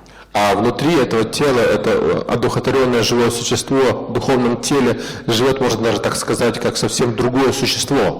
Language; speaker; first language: Russian; native; Russian